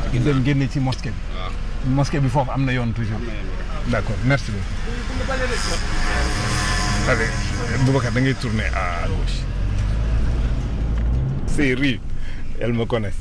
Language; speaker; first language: French; native; French